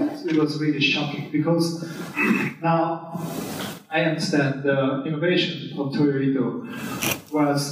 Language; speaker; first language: English; non-native, fluent; Japanese